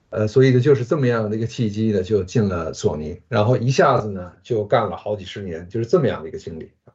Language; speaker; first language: Chinese; early bilingual, other home language; Japanese